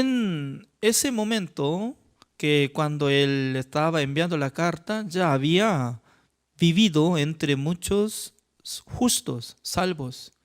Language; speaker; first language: Spanish; non-native, fluent; Korean